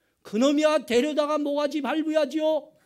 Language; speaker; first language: Korean; native; Korean